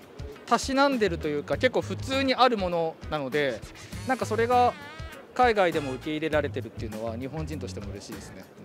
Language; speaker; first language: Japanese; native; Japanese